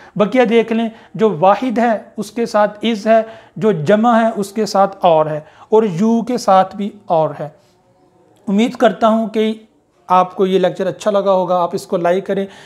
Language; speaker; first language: Urdu; native; Urdu